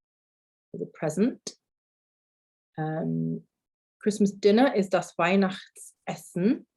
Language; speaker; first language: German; non-native, fluent; English